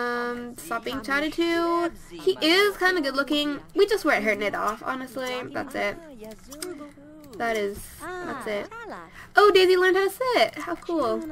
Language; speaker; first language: English; native; English